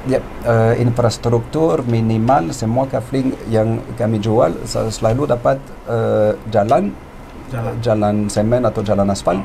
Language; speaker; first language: Indonesian; non-native, fluent; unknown